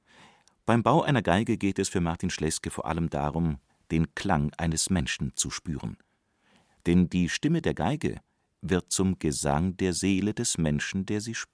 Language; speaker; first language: German; native; German